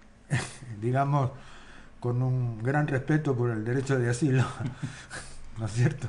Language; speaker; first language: Spanish; native; Spanish